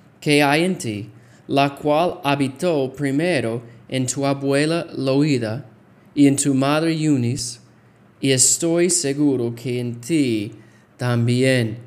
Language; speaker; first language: Spanish; non-native, fluent; English